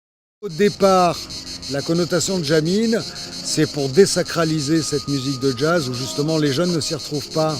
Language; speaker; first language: French; native; French